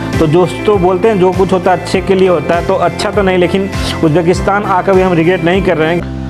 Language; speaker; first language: Hindi; native; Hindi